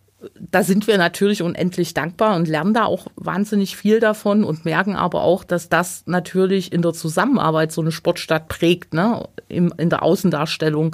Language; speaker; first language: German; native; German